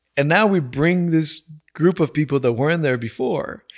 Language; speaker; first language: English; non-native, fluent; Spanish